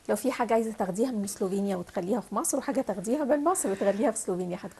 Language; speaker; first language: Arabic; native; Arabic